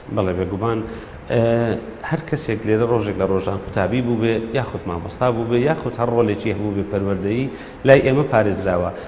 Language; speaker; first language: Central Kurdish; native; Central Kurdish